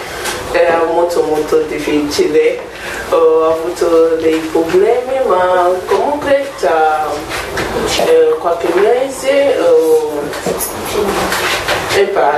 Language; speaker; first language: Italian; non-native, learner; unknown